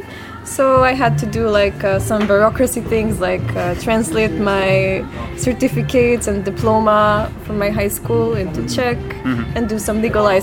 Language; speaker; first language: English; non-native, fluent; Macedonian